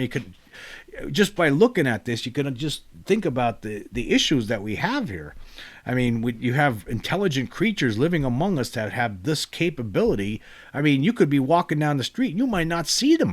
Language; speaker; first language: English; native; English